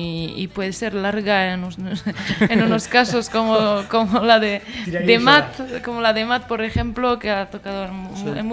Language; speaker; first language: Spanish; non-native, fluent; French